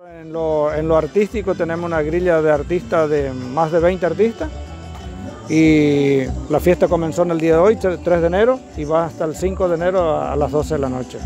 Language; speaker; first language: Spanish; native; Spanish